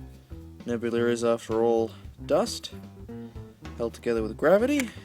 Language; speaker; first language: English; native; English